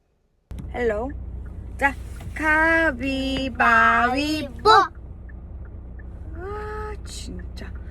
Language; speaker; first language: Korean; non-native, fluent; Mongolian